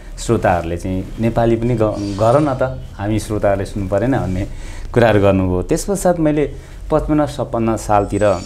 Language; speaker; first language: Nepali; non-native, local second language; Limbu